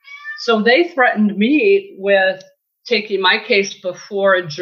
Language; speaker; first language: English; native; English